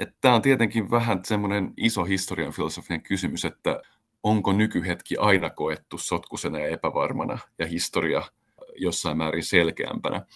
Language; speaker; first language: Finnish; native; Finnish